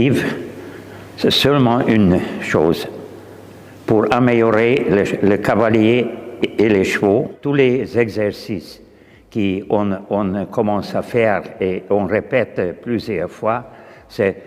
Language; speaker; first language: French; non-native, fluent; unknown